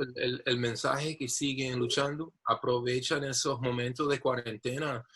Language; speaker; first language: Spanish; non-native, fluent; English